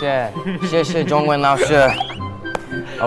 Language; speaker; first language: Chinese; non-native, learner; English